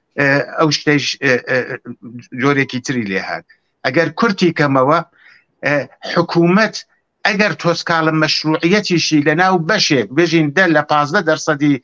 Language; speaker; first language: Central Kurdish; native; Central Kurdish